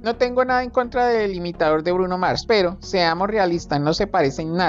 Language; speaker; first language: Spanish; native; Spanish